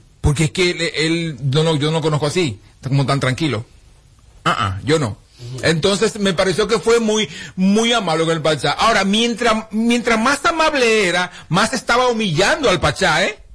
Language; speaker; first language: Spanish; native; Spanish